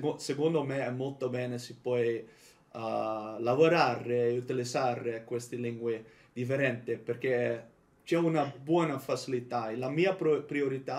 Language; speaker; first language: Italian; non-native, learner; Dutch